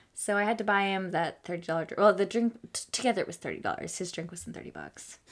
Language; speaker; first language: English; early bilingual, other home language; Spanish